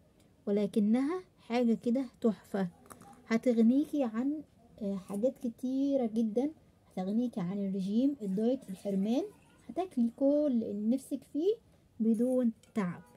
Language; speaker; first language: Arabic; native; Arabic